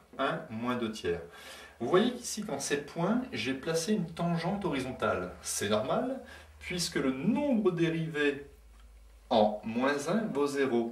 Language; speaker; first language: French; native; French